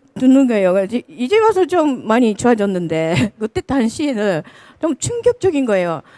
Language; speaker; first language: Korean; non-native, fluent; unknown